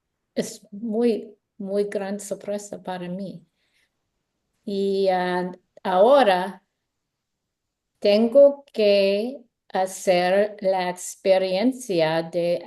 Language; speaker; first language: Spanish; non-native, learner; English